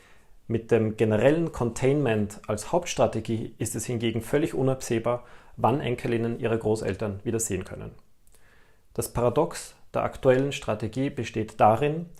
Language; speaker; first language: German; native; German